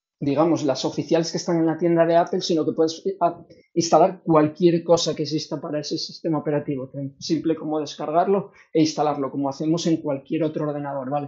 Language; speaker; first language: Spanish; native; Spanish